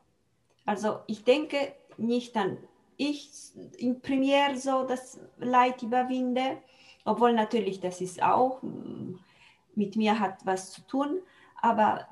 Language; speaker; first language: German; non-native, fluent; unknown